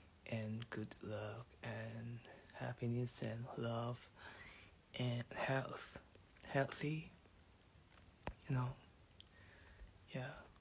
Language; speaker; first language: English; non-native, learner; Korean